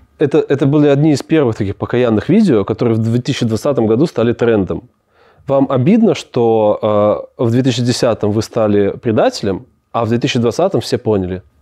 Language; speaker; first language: Russian; native; Russian